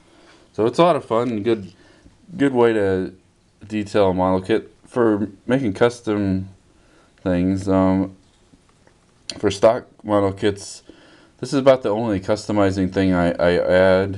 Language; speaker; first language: English; native; English